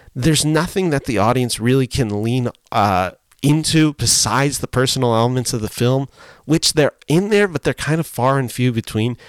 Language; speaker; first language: English; early bilingual, other home language; Spanish